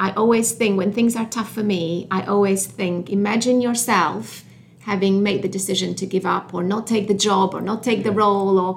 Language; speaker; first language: English; non-native, fluent; Albanian